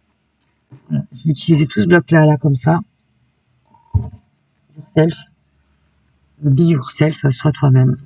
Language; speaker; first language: French; native; French